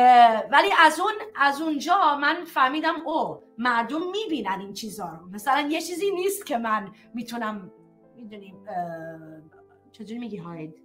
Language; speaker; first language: Persian; early bilingual, heritage; Persian